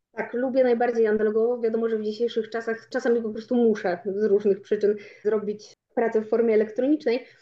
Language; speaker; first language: Polish; native; Polish